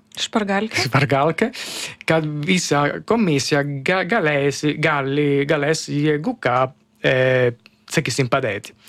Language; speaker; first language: Lithuanian; non-native, learner; Italian